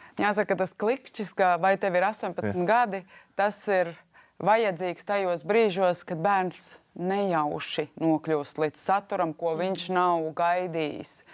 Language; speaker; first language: Latvian; non-native, local second language; Russian